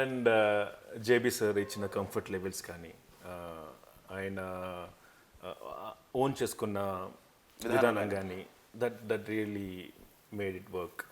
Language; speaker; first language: Telugu; native; Telugu